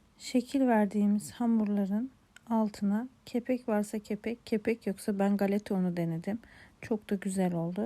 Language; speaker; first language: Turkish; native; Turkish